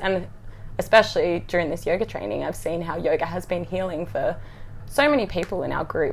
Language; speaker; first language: English; native; English